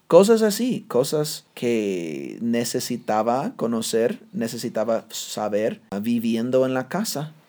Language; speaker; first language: Spanish; non-native, fluent; English